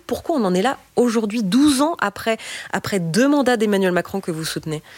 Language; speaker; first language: French; native; French